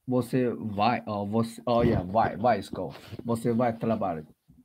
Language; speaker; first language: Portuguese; non-native, learner; Chinese